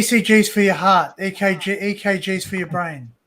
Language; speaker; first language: English; native; English